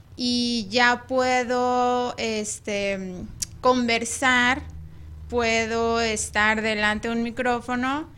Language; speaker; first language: Spanish; native; Spanish